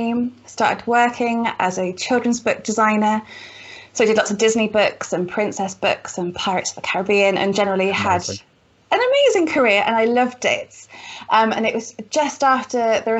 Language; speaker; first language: English; native; English